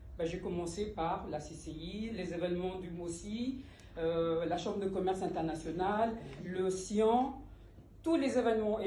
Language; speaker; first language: French; early bilingual, other home language; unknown